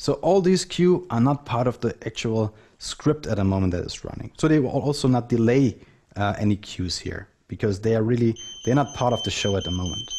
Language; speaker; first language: English; non-native, fluent; German